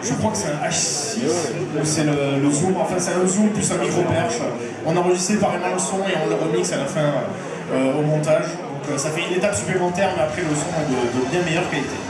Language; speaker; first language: French; native; French